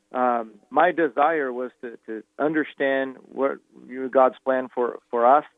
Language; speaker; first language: English; non-native, fluent; Portuguese